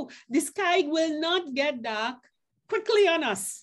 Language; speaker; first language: English; native; English